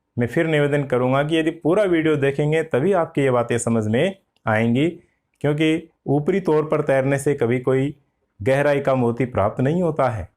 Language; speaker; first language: Hindi; native; Hindi